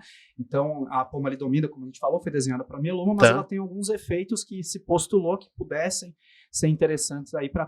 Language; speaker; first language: Portuguese; native; Portuguese